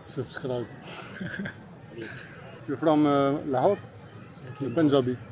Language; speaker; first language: English; non-native, learner; French